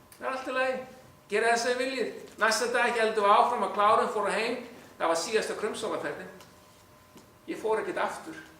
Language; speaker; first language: Icelandic; non-native, fluent; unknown